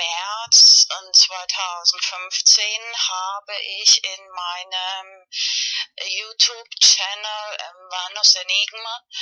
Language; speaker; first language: German; non-native, learner; Spanish